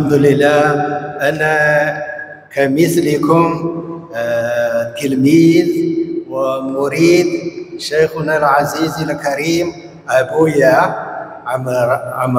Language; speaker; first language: Arabic; non-native, fluent; Chinese